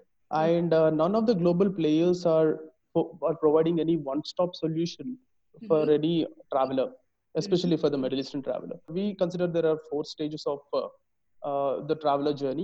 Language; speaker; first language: English; non-native, local second language; Telugu